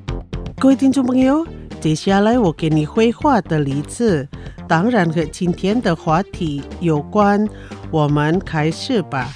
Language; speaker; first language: Chinese; early bilingual, heritage; Chinese